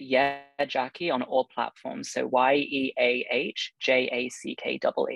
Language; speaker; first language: English; native; English